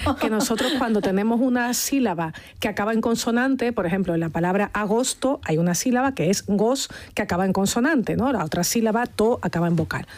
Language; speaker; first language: Spanish; native; Spanish